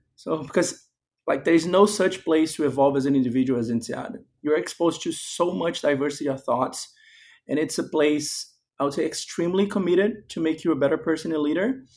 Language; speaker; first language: English; non-native, fluent; Portuguese